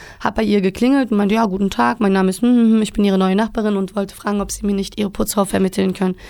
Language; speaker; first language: German; early bilingual, other home language; Turkish